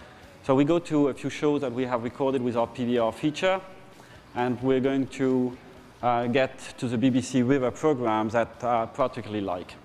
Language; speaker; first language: English; non-native, fluent; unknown